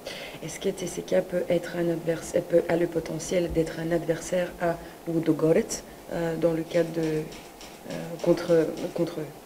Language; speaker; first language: French; non-native, fluent; Bulgarian